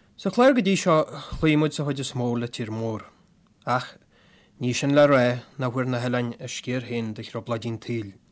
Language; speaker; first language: Irish; native; Irish